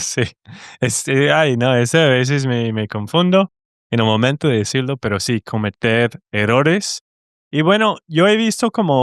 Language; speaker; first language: Spanish; non-native, fluent; English